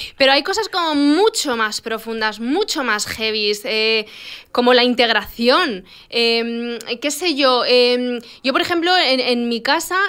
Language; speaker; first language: Spanish; early bilingual, other home language; Arabic